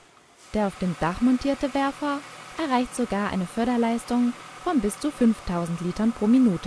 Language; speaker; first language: German; native; German